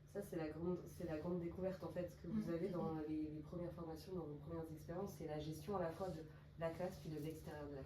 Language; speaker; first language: French; native; French